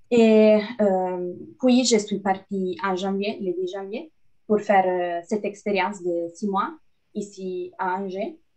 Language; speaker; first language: French; non-native, fluent; Italian